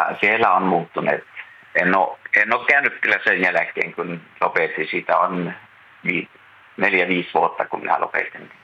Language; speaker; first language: Finnish; native; Finnish